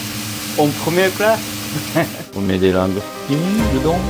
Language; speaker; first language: French; non-native, learner; Japanese